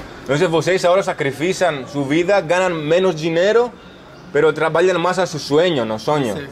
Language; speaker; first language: Portuguese; non-native, learner; Greek